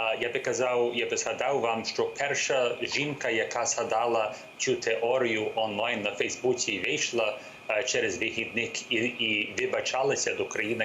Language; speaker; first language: Ukrainian; early bilingual, heritage; English